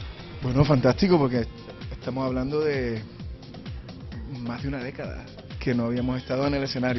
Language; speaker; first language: Spanish; native; Spanish